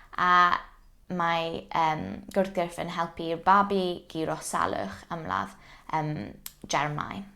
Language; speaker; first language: Welsh; non-native, local second language; English